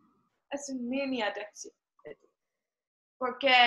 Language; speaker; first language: Spanish; non-native, learner; English